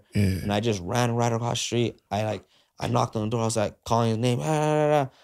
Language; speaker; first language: English; native; English